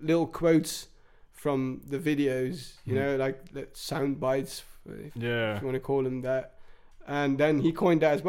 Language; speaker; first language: English; native; English